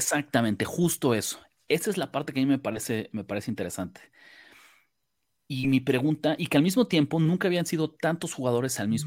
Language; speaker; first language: Spanish; native; Spanish